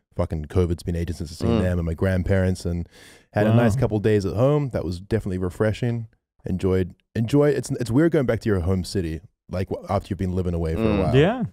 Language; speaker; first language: English; native; English